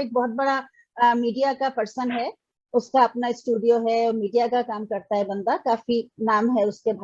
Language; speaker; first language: Hindi; native; Hindi